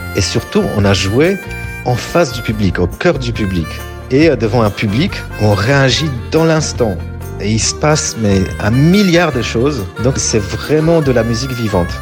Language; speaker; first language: French; non-native, fluent; Polish